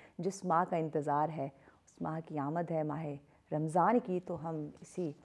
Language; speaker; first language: Urdu; native; Urdu